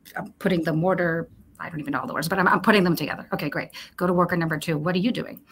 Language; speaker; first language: English; early bilingual, other home language; Romanian